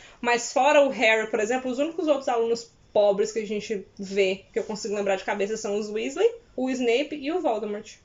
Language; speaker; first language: Portuguese; native; Portuguese